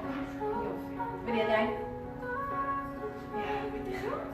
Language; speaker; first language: Hebrew; native; Hebrew